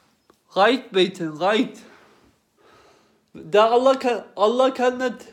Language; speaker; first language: German; non-native, learner; Turkish